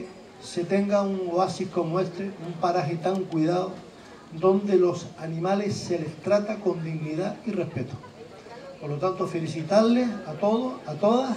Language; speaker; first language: Spanish; native; Spanish